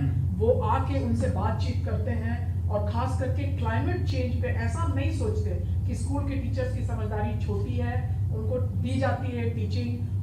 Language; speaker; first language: Hindi; native; Hindi